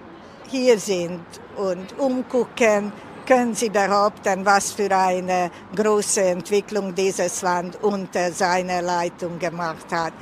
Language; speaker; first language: German; non-native, fluent; Hungarian